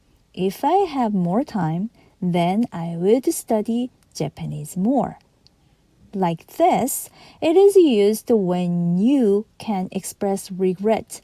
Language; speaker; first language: English; non-native, fluent; Japanese